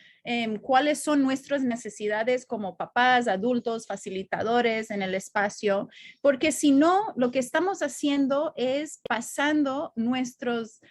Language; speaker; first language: Spanish; non-native, fluent; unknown